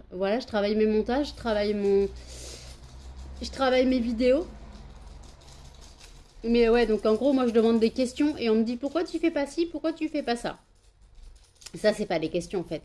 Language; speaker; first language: French; native; French